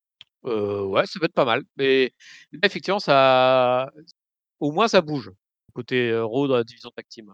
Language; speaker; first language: French; native; French